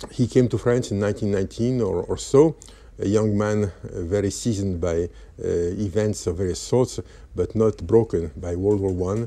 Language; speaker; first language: English; non-native, fluent; Polish